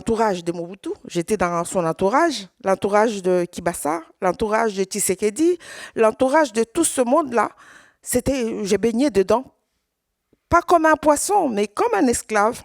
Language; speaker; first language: French; non-native, local second language; Swahili